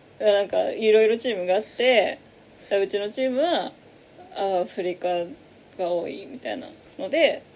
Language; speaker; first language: Japanese; native; Japanese